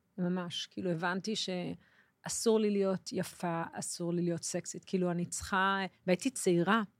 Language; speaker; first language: Hebrew; early bilingual, other home language; English